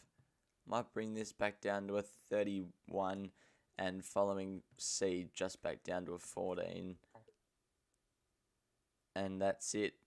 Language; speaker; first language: English; native; English